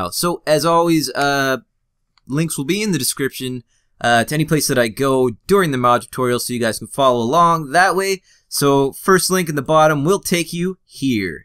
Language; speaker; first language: English; native; English